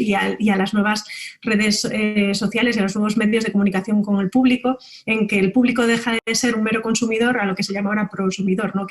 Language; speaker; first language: Spanish; native; Spanish